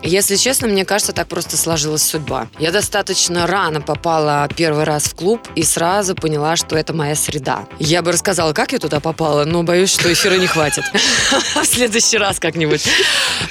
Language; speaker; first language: Russian; native; Russian